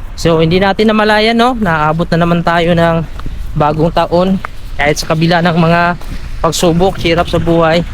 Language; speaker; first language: Filipino; non-native, local second language; Cebuano